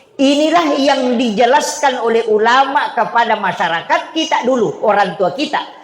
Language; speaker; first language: Indonesian; non-native, local second language; Buginese